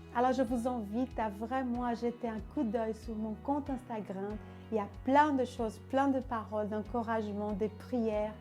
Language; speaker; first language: French; non-native, fluent; Portuguese